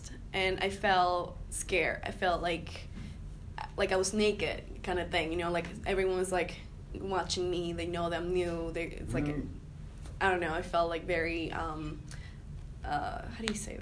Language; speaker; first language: English; non-native, fluent; Spanish